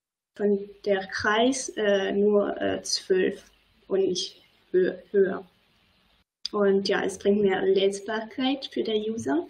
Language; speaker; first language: German; non-native, fluent; French